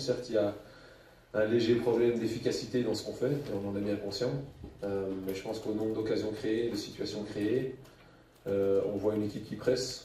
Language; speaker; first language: French; native; French